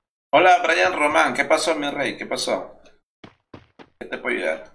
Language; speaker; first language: Spanish; native; Spanish